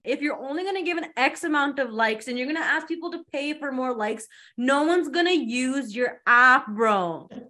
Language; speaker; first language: English; early bilingual, other home language; Punjabi